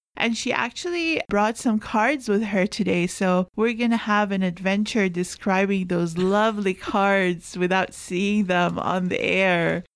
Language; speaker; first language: English; non-native, fluent; Arabic